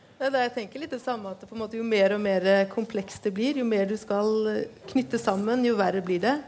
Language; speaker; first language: Norwegian; native; Norwegian